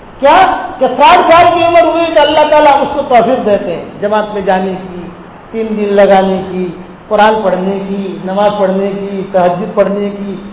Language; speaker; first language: Urdu; non-native, local second language; Gujarati